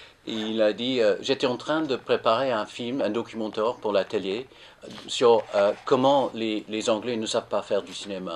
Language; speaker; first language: French; non-native, fluent; English